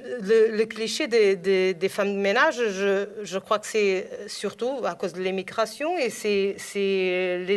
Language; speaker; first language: French; non-native, fluent; Portuguese